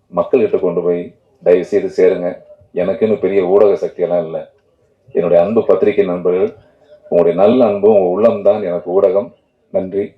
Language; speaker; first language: Tamil; native; Tamil